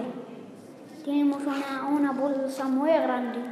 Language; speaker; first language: Spanish; non-native, learner; Arabic